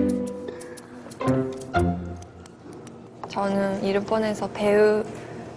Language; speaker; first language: Korean; non-native, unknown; Japanese